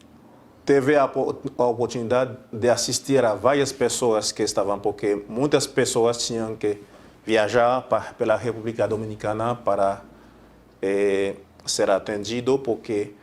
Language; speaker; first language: Portuguese; non-native, fluent; Haitian Creole